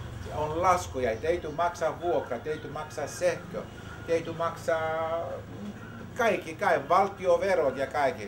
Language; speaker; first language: Finnish; non-native, learner; Greek